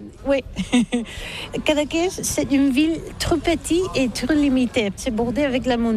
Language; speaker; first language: French; non-native, learner; Catalan